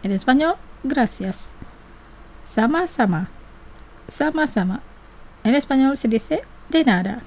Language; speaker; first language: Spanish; non-native, fluent; Indonesian